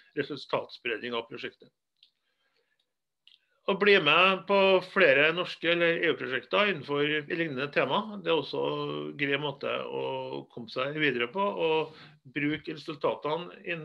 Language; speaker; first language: Norwegian; native; Norwegian